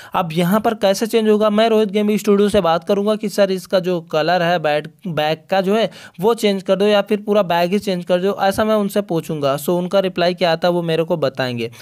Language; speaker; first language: Hindi; native; Hindi